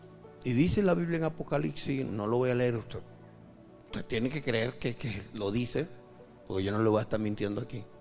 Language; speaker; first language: Spanish; native; Spanish